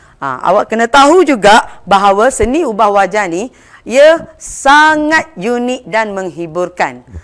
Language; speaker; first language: Malay; non-native, local second language; Tamil